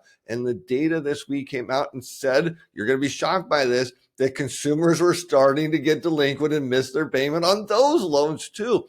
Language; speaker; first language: English; native; English